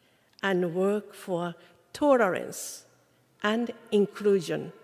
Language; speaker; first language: English; non-native, fluent; Japanese